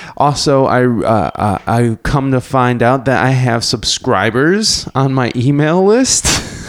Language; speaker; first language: English; native; English